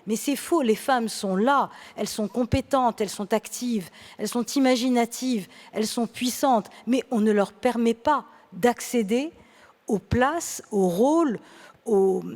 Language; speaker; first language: French; native; French